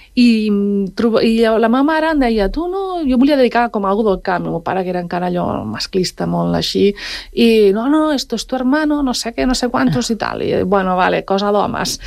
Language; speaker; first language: Catalan; native; Catalan